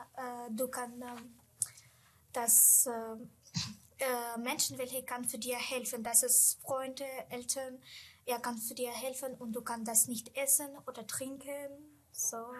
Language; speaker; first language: German; non-native, learner; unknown